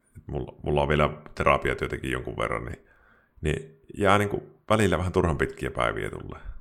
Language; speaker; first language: Finnish; native; Finnish